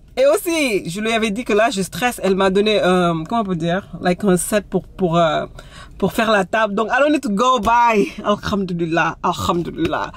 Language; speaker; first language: French; non-native, local second language; Wolof